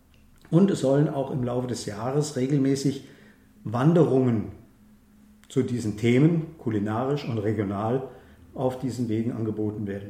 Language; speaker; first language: German; native; German